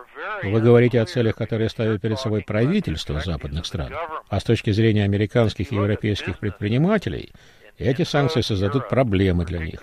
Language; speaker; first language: Russian; native; Russian